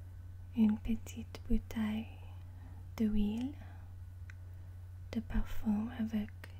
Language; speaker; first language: French; non-native, learner; English